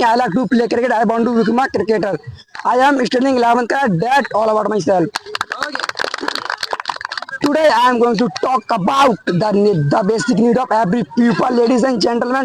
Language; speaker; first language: English; non-native, learner; Hindi